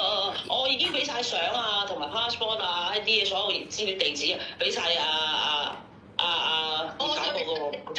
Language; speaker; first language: Cantonese; native; Cantonese